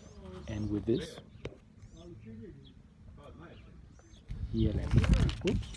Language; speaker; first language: English; non-native, fluent; German